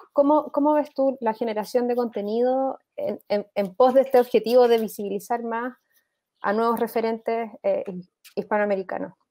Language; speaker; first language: Spanish; native; Spanish